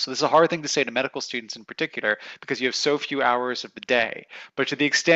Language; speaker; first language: English; native; English